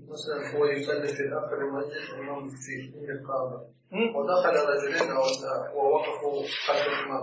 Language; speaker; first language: Arabic; non-native, learner; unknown